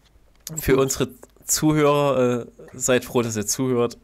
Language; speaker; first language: German; native; German